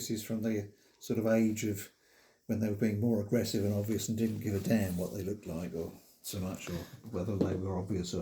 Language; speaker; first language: English; native; English